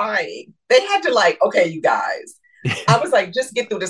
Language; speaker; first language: English; native; English